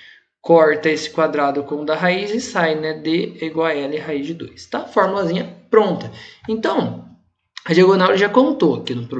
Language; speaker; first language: Portuguese; native; Portuguese